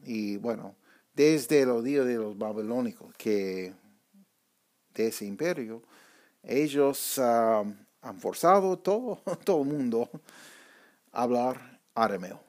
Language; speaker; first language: Spanish; non-native, fluent; English